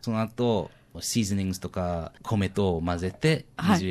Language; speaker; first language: Japanese; non-native, learner; English